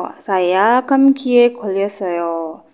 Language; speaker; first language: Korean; non-native, learner; Indonesian